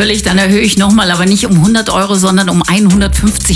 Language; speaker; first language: German; native; German